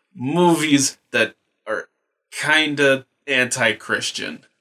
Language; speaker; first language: English; native; English